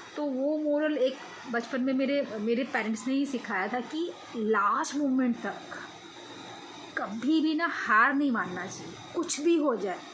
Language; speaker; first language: Hindi; native; Hindi